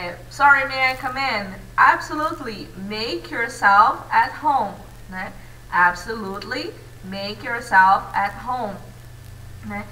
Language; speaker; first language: English; non-native, fluent; Portuguese